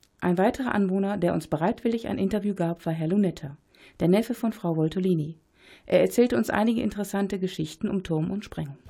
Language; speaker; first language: German; native; German